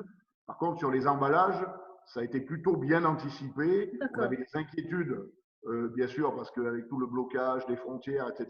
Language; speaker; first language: French; native; French